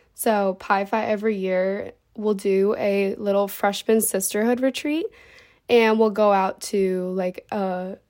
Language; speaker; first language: English; native; English